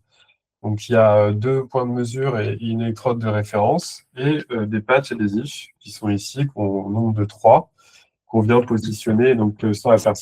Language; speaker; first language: French; native; French